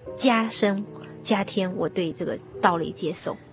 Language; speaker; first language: Chinese; native; Chinese